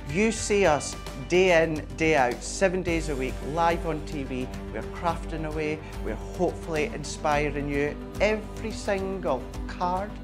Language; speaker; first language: English; native; English